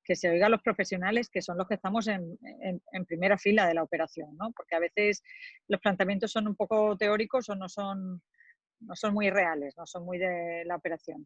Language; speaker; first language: Spanish; native; Spanish